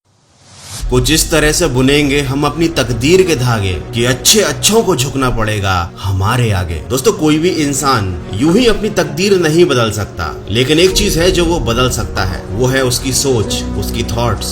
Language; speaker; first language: Hindi; native; Hindi